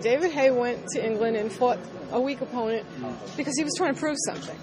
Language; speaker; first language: English; native; English